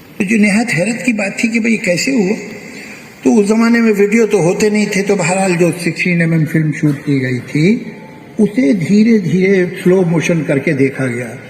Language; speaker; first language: Urdu; native; Urdu